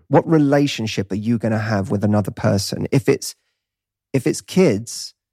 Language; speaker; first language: English; native; English